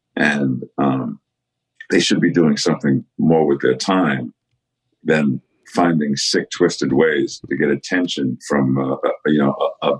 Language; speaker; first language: English; native; English